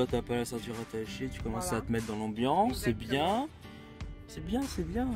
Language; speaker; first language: French; native; French